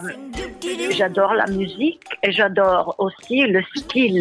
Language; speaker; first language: French; non-native, learner; Italian